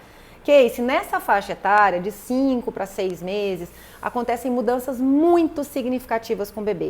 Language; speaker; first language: Portuguese; native; Portuguese